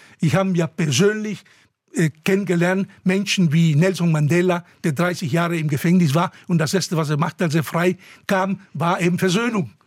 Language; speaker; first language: German; non-native, fluent; Spanish